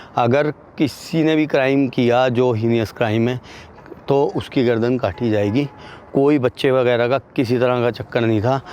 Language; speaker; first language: Hindi; native; Hindi